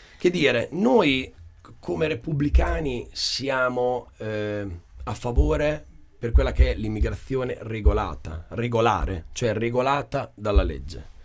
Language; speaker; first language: Italian; native; Italian